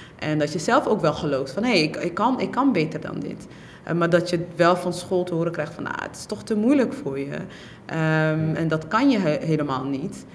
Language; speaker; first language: Dutch; early bilingual, other home language; Somali